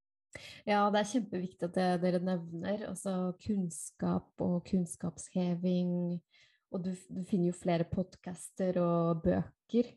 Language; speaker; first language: Norwegian; non-native, fluent; Spanish